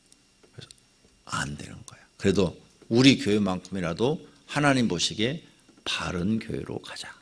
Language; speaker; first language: Korean; native; Korean